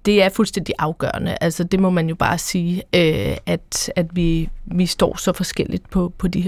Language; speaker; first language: Danish; native; Danish